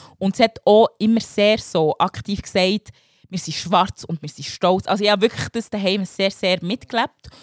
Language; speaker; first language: German; early bilingual, other home language; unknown